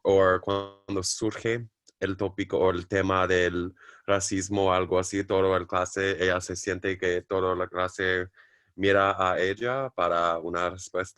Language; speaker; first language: Spanish; non-native, learner; English